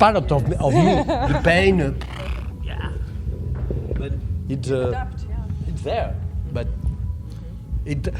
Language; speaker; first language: English; non-native, learner; Catalan